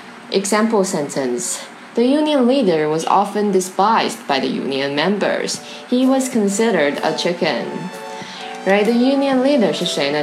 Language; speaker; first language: English; non-native, fluent; Chinese